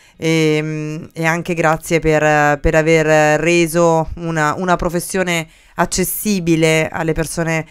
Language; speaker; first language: Italian; native; Italian